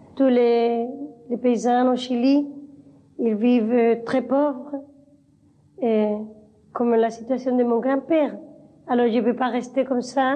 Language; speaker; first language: French; non-native, learner; Spanish